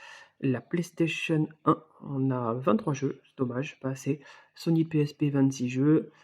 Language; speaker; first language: French; native; French